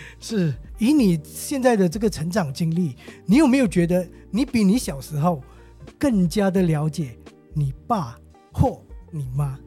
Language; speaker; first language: Chinese; native; Chinese